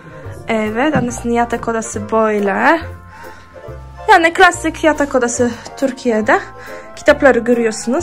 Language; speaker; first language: Turkish; non-native, learner; Polish